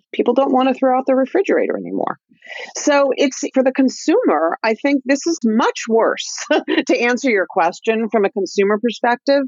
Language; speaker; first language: English; native; English